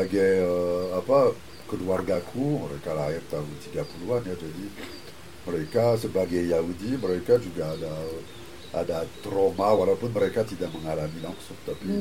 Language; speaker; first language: Indonesian; non-native, fluent; French